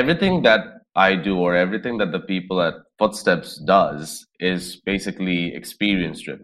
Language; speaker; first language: English; non-native, local second language; Bangla